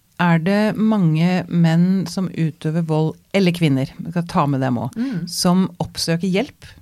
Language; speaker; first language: Norwegian; native; Norwegian